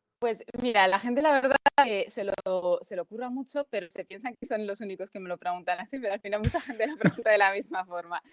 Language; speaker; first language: Spanish; early bilingual, other home language; Arabic